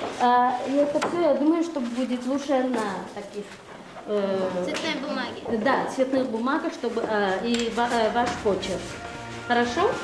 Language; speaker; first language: Russian; non-native, fluent; Armenian